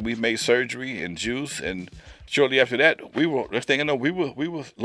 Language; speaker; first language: English; native; English